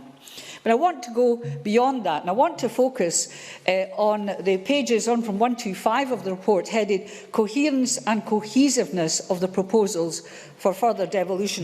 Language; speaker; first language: English; native; English